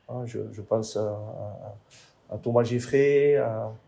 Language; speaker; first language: French; native; French